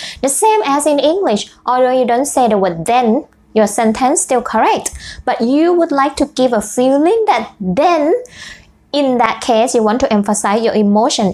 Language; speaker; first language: English; non-native, fluent; Thai